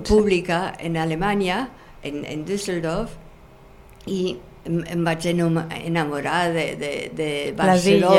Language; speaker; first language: Catalan; non-native, fluent; German